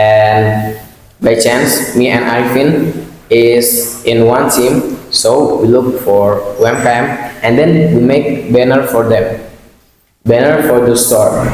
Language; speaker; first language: English; non-native, learner; Indonesian